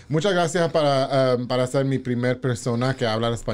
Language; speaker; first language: Spanish; early bilingual, heritage; English